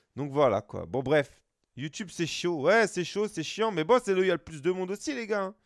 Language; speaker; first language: French; native; French